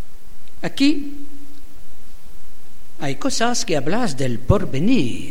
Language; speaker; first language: Spanish; non-native, learner; French